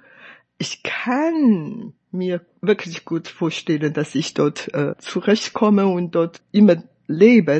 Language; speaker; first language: German; non-native, fluent; Chinese